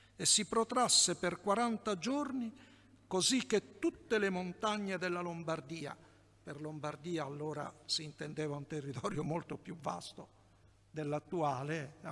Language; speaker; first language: Italian; native; Italian